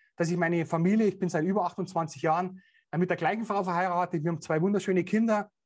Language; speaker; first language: German; native; German